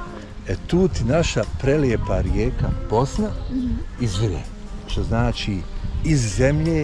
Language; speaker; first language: Croatian; native; Croatian